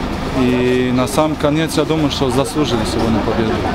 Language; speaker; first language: Russian; non-native, learner; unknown